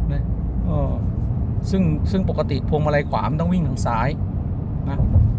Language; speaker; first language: Thai; native; Thai